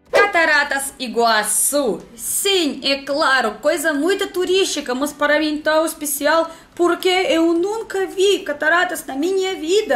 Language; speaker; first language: Portuguese; non-native, learner; Russian